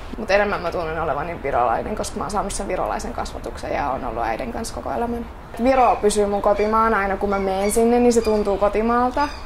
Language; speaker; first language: Finnish; early bilingual, other home language; Estonian